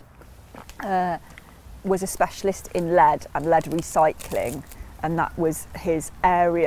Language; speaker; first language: English; native; English